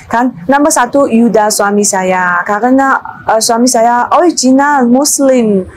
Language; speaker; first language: Indonesian; non-native, learner; Chinese